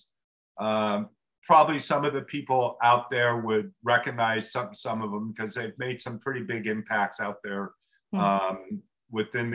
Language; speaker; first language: English; native; English